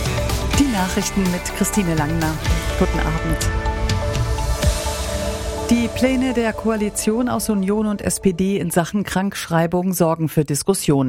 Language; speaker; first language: German; native; German